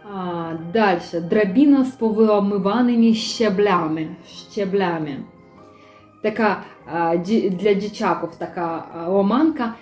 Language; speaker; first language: Polish; non-native, learner; Russian